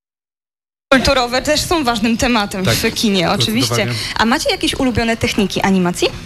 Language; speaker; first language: Polish; native; Polish